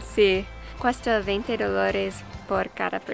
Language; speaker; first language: Spanish; non-native, learner; English